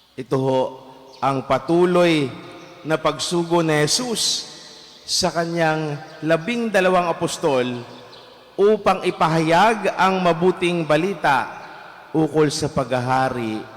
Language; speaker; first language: Filipino; non-native, local second language; Hiligaynon